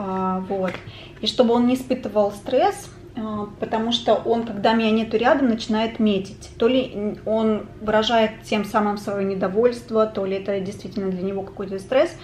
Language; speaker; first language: Russian; native; Russian